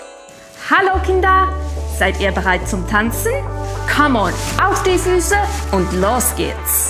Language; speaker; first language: German; native; German